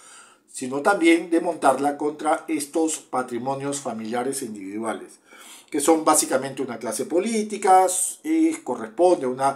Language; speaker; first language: Spanish; native; Spanish